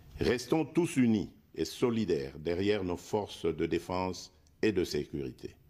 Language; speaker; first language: French; non-native, local second language; Luba-Lulua